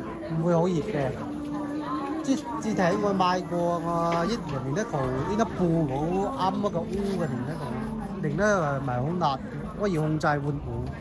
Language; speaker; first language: Chinese; native; Chinese